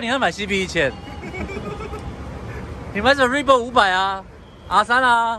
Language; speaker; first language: Chinese; native; Chinese